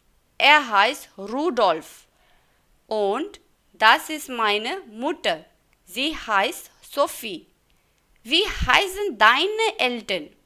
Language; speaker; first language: German; non-native, fluent; Hindi